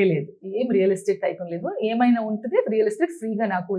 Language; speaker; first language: Telugu; non-native, learner; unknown